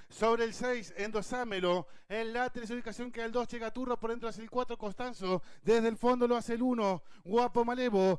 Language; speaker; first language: Spanish; native; Spanish